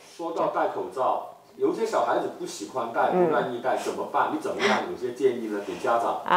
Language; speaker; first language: Chinese; native; Chinese